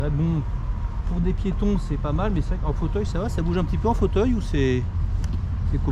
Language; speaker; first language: French; native; French